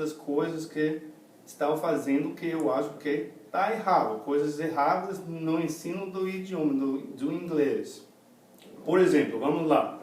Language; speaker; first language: Portuguese; non-native, fluent; English